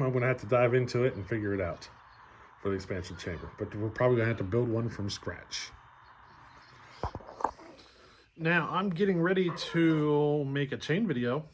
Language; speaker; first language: English; native; English